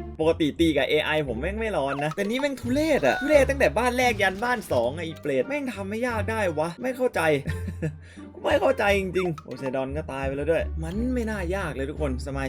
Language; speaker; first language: Thai; native; Thai